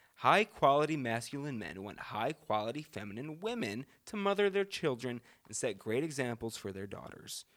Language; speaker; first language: English; native; English